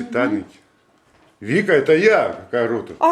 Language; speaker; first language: Russian; native; Russian